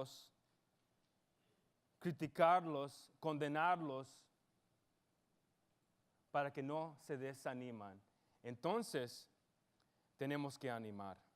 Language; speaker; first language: Spanish; early bilingual, heritage; English